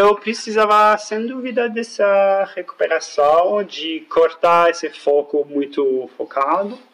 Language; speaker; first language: Portuguese; non-native, fluent; French